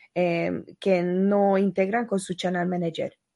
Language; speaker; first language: Spanish; non-native, fluent; Hungarian